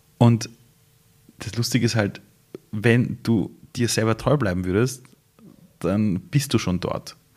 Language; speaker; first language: German; early bilingual, other home language; Persian